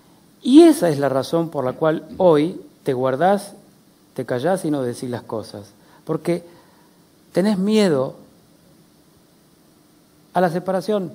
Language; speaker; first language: Spanish; native; Spanish